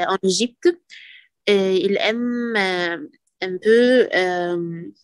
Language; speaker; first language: French; non-native, learner; Arabic